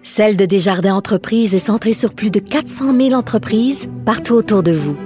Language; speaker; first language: French; native; French